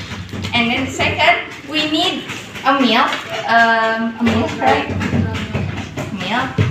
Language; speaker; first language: English; non-native, learner; Indonesian